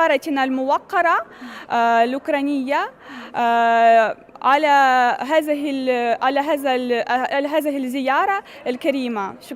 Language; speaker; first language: Arabic; non-native, fluent; Ukrainian